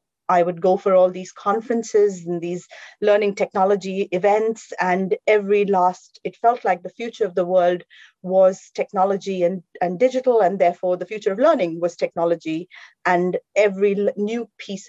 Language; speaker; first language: English; non-native, local second language; Konkani